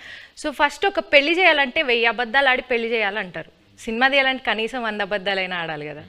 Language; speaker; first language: Telugu; native; Telugu